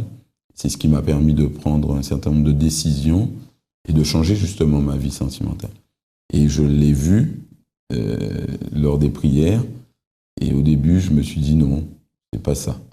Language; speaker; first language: French; native; French